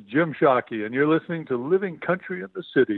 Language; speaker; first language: English; native; English